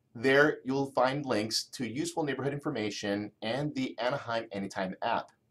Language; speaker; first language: English; native; English